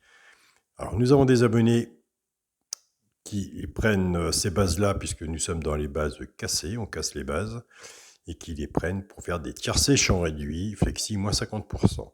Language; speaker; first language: French; native; French